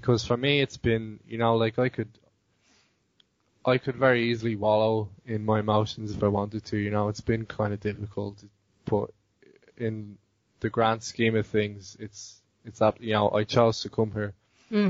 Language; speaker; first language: English; native; English